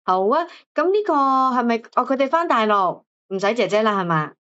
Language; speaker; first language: Cantonese; native; Cantonese